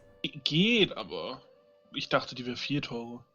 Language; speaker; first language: German; native; German